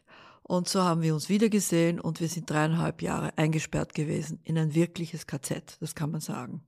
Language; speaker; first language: German; early bilingual, other home language; Dutch